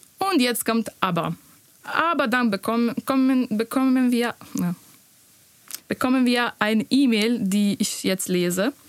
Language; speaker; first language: German; non-native, learner; Bosnian